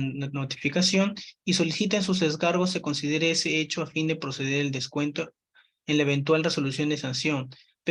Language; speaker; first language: Spanish; native; Spanish